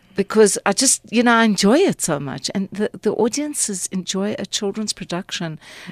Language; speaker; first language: English; native; English